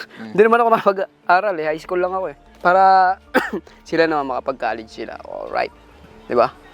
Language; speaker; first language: Filipino; native; Filipino